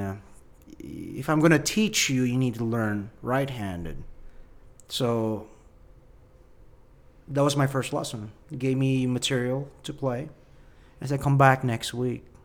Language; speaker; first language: English; non-native, local second language; Filipino